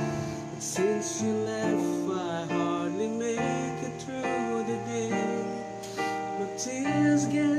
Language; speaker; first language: English; non-native, local second language; Filipino